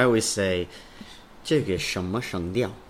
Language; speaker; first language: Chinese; non-native, learner; English